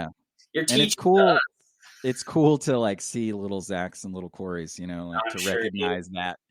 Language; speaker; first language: English; native; English